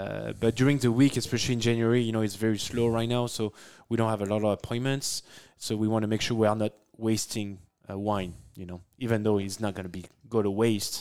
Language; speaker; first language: English; non-native, fluent; French